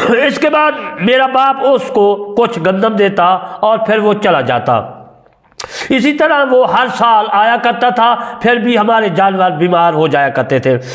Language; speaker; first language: Urdu; non-native, local second language; Saraiki